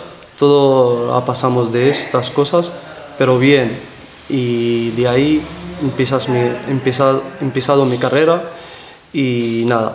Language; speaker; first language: Spanish; non-native, learner; Arabic